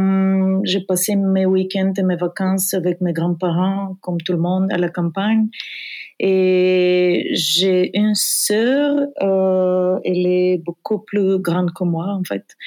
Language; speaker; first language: French; non-native, fluent; Bulgarian